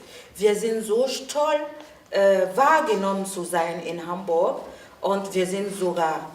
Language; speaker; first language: German; non-native, fluent; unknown